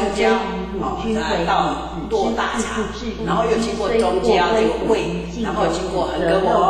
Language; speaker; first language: Chinese; native; Chinese